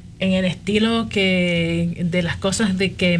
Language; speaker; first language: Spanish; early bilingual, heritage; Spanish